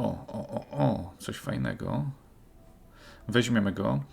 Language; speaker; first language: Polish; native; Polish